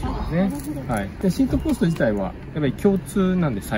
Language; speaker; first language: Japanese; native; Japanese